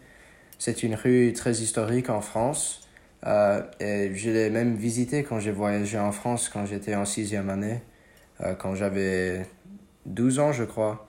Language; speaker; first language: French; non-native, fluent; English